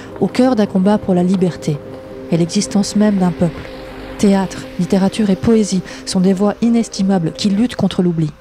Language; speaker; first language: French; native; French